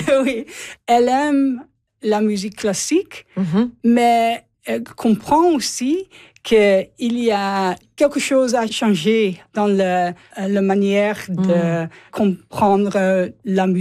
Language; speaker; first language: French; non-native, learner; English